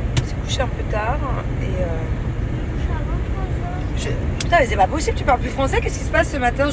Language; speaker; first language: French; native; French